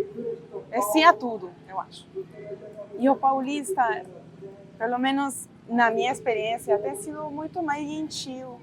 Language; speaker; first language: Portuguese; non-native, fluent; Spanish